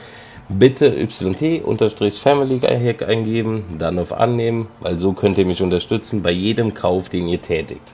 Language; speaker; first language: German; native; German